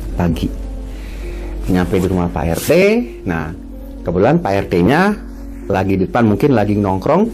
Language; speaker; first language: Indonesian; native; Indonesian